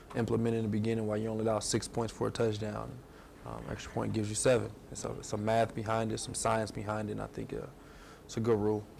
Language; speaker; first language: English; native; English